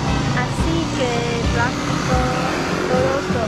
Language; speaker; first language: Spanish; non-native, learner; Chinese